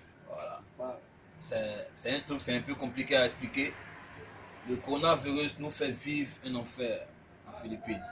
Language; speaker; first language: French; native; French